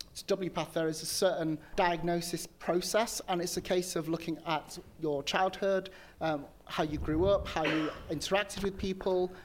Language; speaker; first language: English; native; English